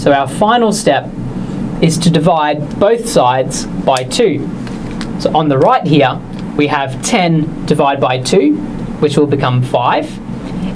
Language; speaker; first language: English; native; English